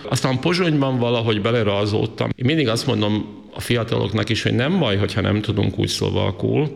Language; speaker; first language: Hungarian; native; Hungarian